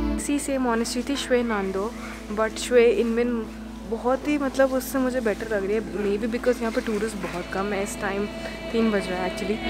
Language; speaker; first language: Hindi; native; Hindi